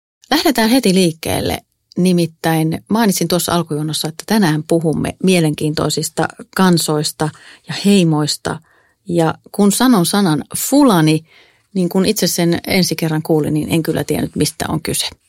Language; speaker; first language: Finnish; native; Finnish